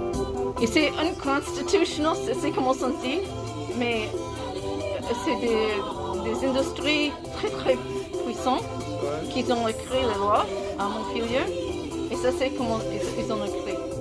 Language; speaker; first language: French; non-native, learner; English